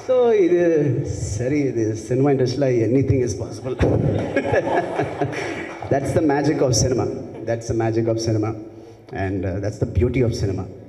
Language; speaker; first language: Tamil; non-native, local second language; Telugu